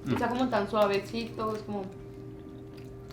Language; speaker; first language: Spanish; native; Spanish